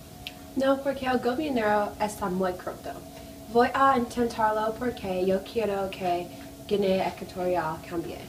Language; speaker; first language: Spanish; non-native, learner; English